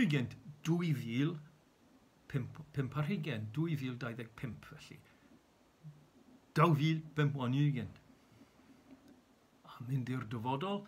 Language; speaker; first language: Welsh; native; Welsh